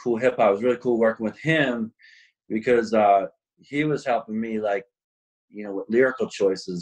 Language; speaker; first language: English; native; English